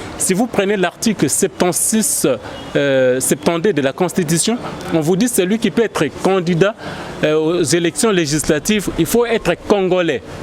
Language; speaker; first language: French; non-native, local second language; Lingala